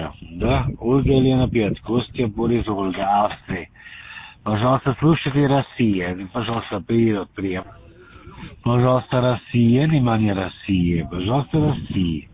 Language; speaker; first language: Russian; non-native, learner; German